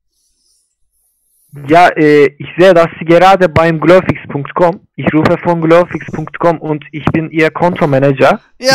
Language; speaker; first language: German; non-native, learner; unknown